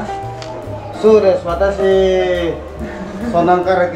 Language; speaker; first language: Japanese; non-native, learner; Indonesian